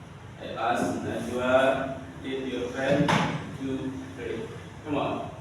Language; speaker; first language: English; non-native, learner; Indonesian